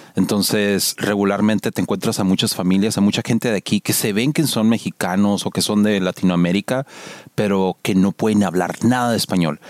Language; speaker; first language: Spanish; native; Spanish